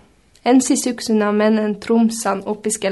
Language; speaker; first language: Finnish; non-native, learner; Norwegian